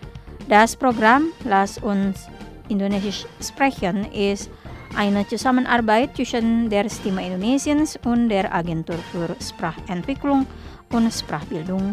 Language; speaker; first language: German; non-native, fluent; Indonesian